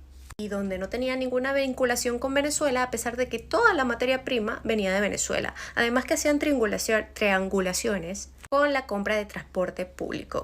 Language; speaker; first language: Spanish; native; Spanish